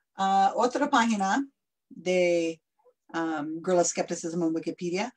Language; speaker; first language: Spanish; non-native, learner; English